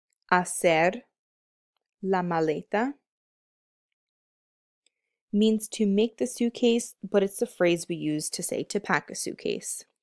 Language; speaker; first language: English; native; English